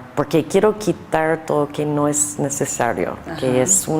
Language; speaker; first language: Spanish; non-native, learner; English